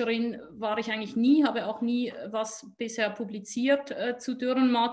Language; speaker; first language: German; native; German